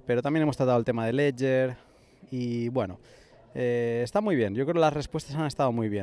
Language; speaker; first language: Spanish; native; Spanish